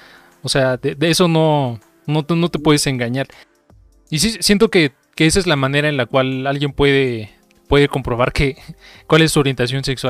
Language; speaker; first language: Spanish; native; Spanish